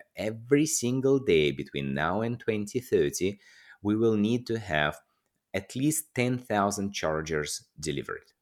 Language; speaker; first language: English; non-native, fluent; Russian